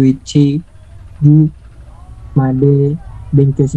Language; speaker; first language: Japanese; non-native, learner; Indonesian